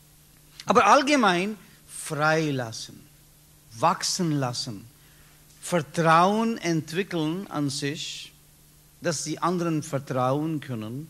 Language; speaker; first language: German; non-native, learner; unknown